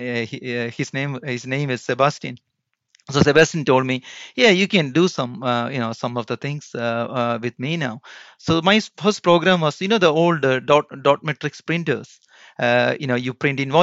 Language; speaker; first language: English; non-native, local second language; Malayalam